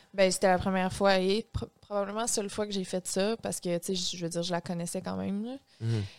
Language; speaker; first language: French; native; French